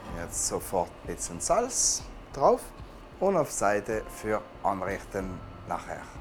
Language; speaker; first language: German; non-native, learner; French